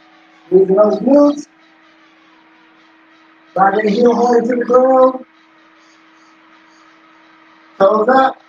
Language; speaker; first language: English; native; English